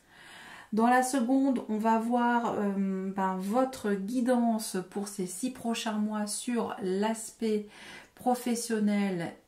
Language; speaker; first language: French; native; French